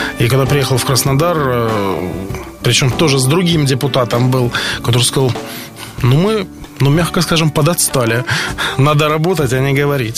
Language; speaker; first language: Russian; native; Russian